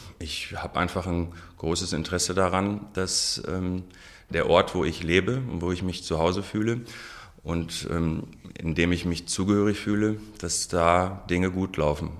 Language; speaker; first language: German; non-native, local second language; Arabic